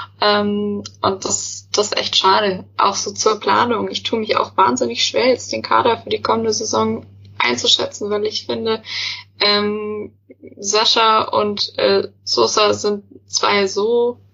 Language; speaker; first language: German; native; German